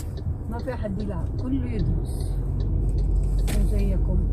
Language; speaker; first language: Arabic; native; Arabic